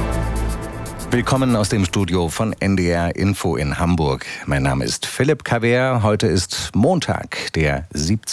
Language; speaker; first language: German; native; German